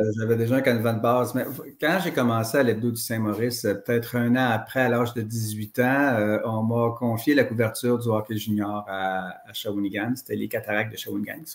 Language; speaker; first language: French; native; French